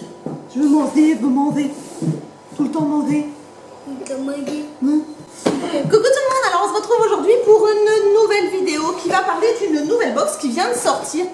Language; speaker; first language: French; native; French